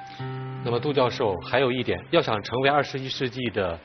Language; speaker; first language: Chinese; native; Chinese